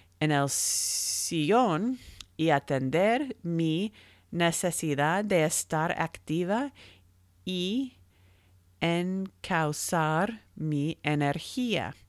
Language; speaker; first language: Spanish; non-native, learner; English